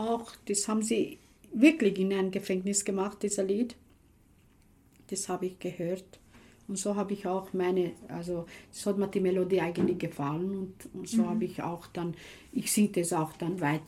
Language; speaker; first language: German; non-native, local second language; Romany